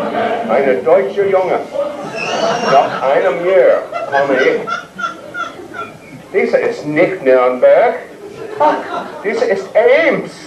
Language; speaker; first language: German; non-native, learner; English